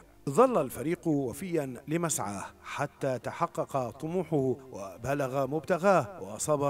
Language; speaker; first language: Arabic; native; Arabic